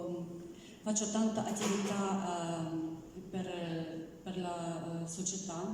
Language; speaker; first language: Italian; non-native, learner; Ukrainian